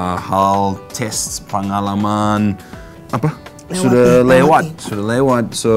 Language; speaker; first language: Indonesian; non-native, learner; English